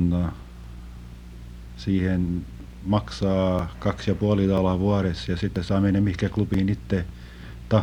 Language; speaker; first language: Finnish; early bilingual, heritage; Finnish